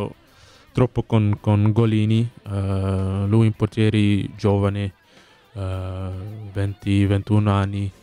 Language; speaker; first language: Italian; non-native, learner; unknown